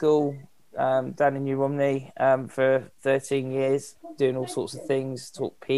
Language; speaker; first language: English; native; English